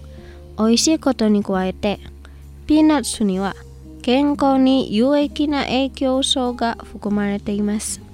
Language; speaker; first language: Japanese; non-native, fluent; Indonesian